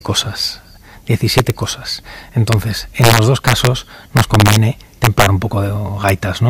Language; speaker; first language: Spanish; native; Spanish